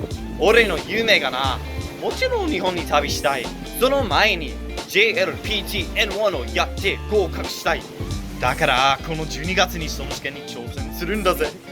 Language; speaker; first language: Japanese; non-native, learner; English